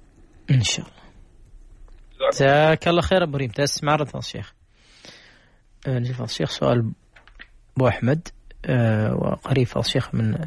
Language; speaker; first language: Arabic; native; Arabic